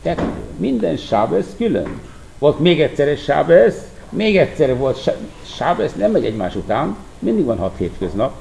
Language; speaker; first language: Hungarian; non-native, fluent; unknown